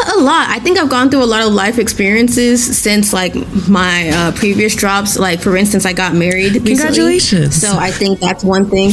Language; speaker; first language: English; non-native, local second language; Yoruba